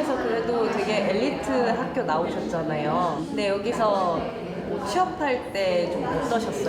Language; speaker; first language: Korean; native; Korean